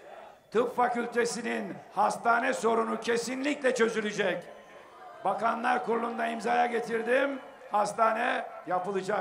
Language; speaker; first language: Turkish; native; Turkish